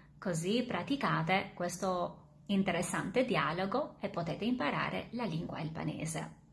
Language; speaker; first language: Italian; non-native, fluent; Albanian